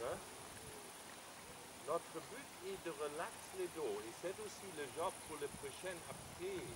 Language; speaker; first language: French; non-native, learner; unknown